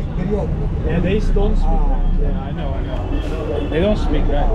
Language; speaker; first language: English; non-native, learner; Turkish